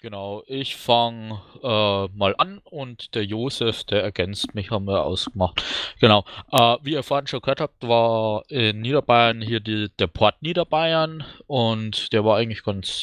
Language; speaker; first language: German; native; German